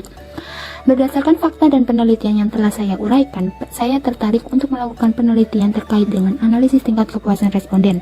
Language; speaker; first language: Indonesian; native; Indonesian